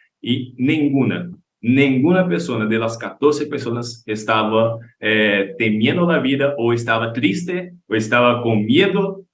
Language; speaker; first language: Spanish; non-native, learner; Portuguese